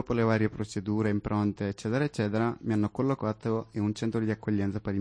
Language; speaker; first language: Italian; non-native, fluent; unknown